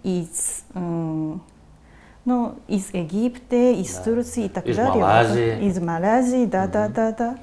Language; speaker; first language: Russian; non-native, fluent; Japanese